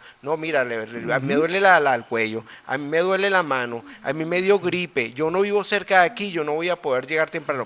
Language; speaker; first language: Spanish; native; Spanish